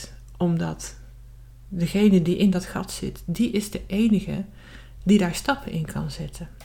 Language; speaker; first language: Dutch; native; Dutch